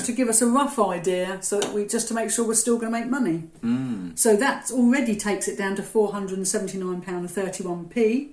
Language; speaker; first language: English; native; English